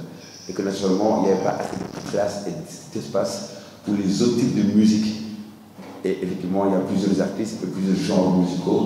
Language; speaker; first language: French; non-native, local second language; Wolof